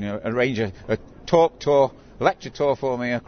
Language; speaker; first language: English; native; English